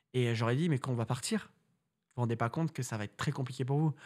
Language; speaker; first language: French; native; French